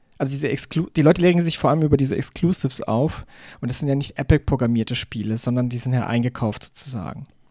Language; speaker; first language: German; native; German